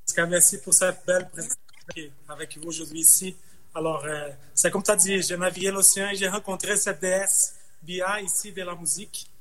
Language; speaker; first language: French; non-native, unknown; Portuguese